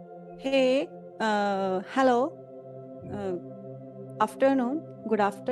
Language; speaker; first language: English; non-native, learner; Punjabi